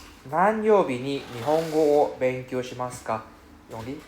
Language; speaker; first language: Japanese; non-native, fluent; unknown